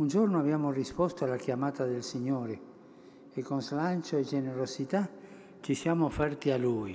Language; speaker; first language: Italian; early bilingual, heritage; Spanish